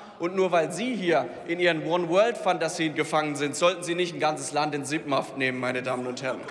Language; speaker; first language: German; native; German